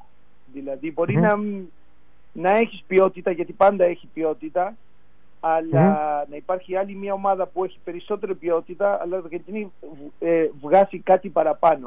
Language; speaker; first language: Greek; non-native, fluent; Spanish